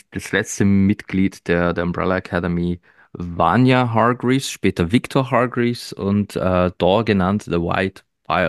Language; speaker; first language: German; native; German